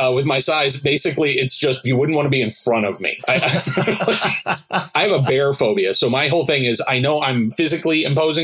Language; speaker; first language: English; native; English